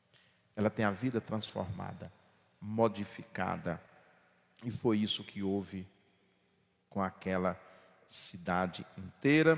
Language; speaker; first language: Portuguese; native; Portuguese